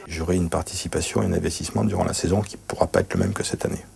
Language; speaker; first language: French; native; French